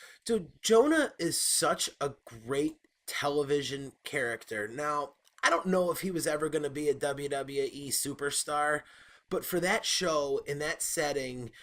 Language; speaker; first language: English; native; English